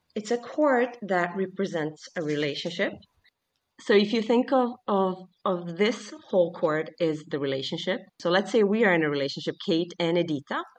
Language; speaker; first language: English; early bilingual, other home language; Swedish